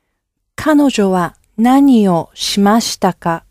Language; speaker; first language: Japanese; non-native, learner; English